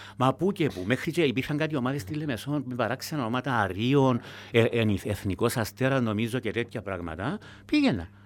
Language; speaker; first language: Greek; native; Greek